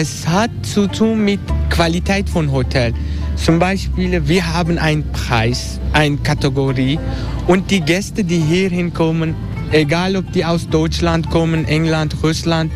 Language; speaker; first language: German; non-native, fluent; Turkish